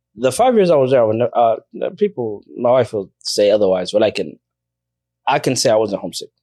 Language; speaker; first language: English; early bilingual, other home language; Somali